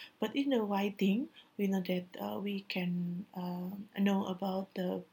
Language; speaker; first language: English; non-native, learner; Indonesian